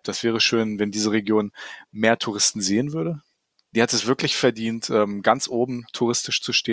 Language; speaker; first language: German; native; German